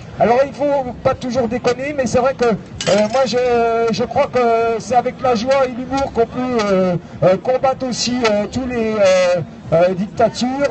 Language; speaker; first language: French; native; French